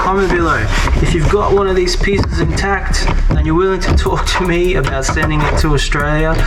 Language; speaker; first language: English; native; English